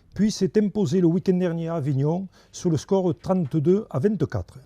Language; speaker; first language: French; native; French